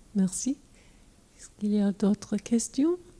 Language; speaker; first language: French; non-native, fluent; English